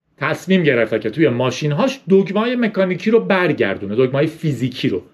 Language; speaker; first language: Persian; native; Persian